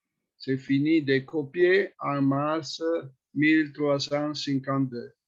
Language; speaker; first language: French; non-native, fluent; Italian